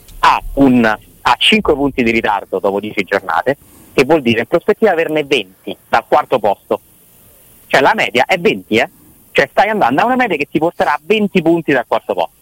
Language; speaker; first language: Italian; native; Italian